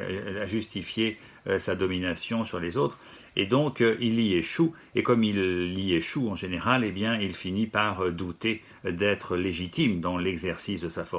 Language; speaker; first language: French; native; French